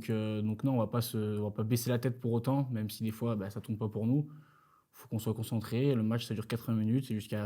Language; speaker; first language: French; native; French